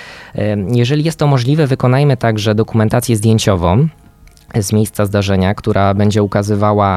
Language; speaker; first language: Polish; native; Polish